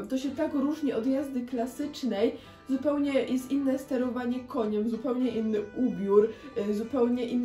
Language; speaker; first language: Polish; native; Polish